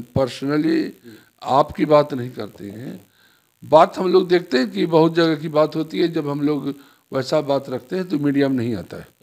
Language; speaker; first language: Hindi; native; Hindi